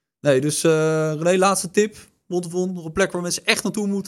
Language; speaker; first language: Dutch; native; Dutch